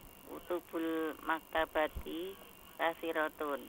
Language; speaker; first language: Arabic; non-native, learner; Indonesian